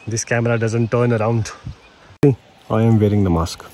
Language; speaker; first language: English; non-native, local second language; Hindi